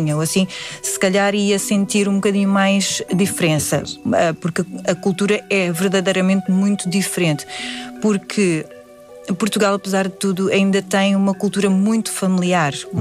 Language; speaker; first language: Portuguese; early bilingual, other home language; Indonesian